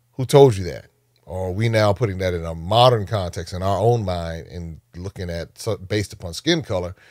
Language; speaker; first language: English; native; English